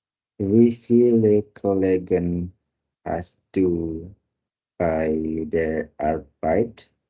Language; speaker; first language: German; non-native, learner; Indonesian